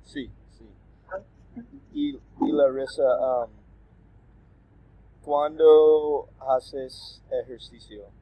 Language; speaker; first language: Spanish; non-native, learner; English